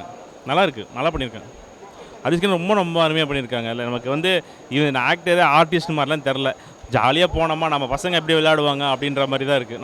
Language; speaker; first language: Tamil; native; Tamil